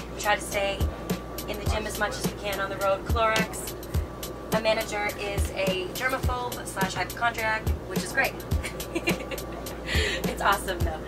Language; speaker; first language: English; native; English